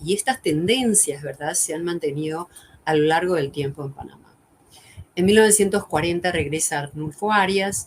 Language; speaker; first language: Spanish; native; Spanish